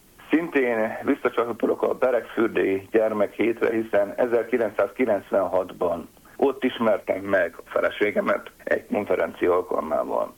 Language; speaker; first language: Hungarian; native; Hungarian